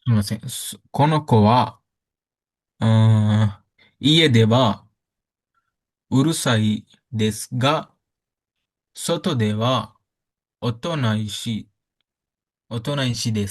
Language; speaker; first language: Japanese; non-native, learner; Sinhala